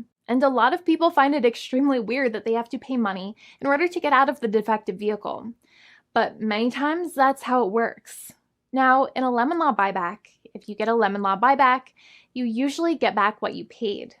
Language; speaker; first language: English; native; English